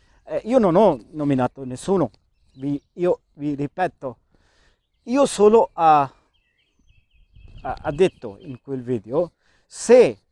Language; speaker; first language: Italian; non-native, learner; Urdu